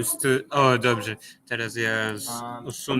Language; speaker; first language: Polish; non-native, fluent; Ukrainian